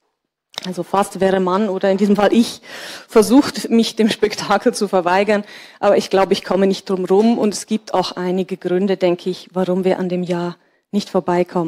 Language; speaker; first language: German; native; German